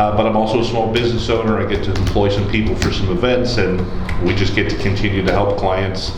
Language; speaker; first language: English; native; English